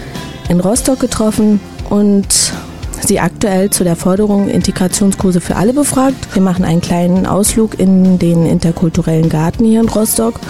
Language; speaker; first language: German; native; German